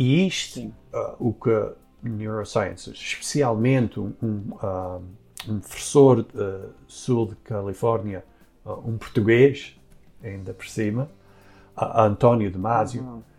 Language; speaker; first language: Portuguese; early bilingual, heritage; Portuguese